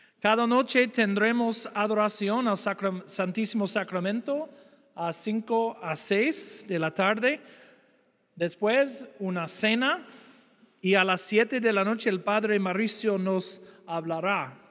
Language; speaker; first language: Spanish; non-native, fluent; English